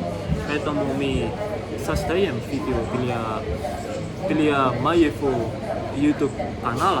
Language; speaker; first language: Russian; non-native, learner; Indonesian